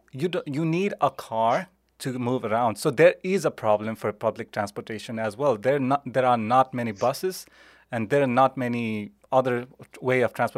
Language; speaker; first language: English; non-native, local second language; Nepali